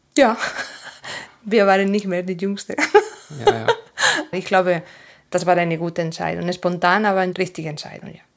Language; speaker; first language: German; non-native, fluent; Spanish